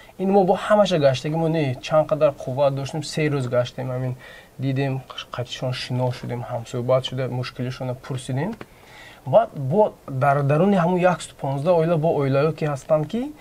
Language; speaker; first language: Tajik; native; Tajik